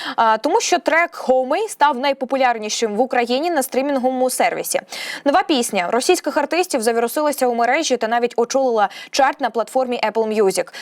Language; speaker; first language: Ukrainian; native; Ukrainian